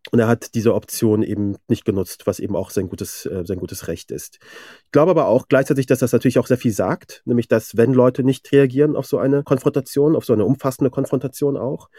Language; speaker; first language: German; early bilingual, other home language; Persian